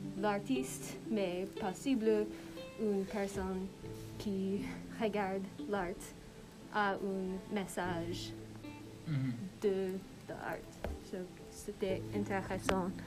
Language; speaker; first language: French; non-native, learner; English